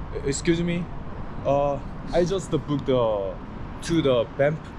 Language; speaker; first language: English; non-native, learner; Korean